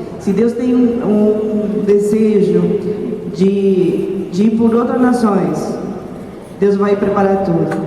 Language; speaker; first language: Portuguese; native; Portuguese